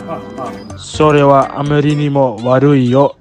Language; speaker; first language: Japanese; non-native, learner; English